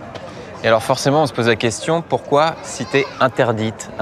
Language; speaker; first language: French; native; French